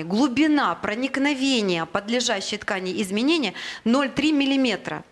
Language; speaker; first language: Russian; native; Russian